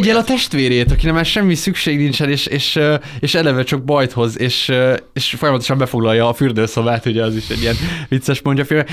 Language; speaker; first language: Hungarian; native; Hungarian